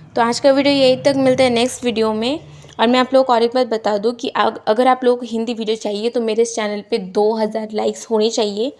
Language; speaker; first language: Hindi; non-native, local second language; Marathi